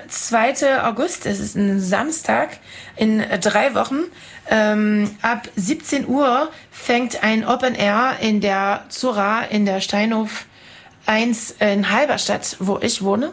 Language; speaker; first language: German; non-native, fluent; French